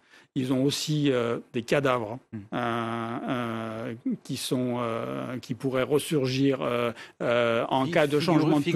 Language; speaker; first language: French; native; French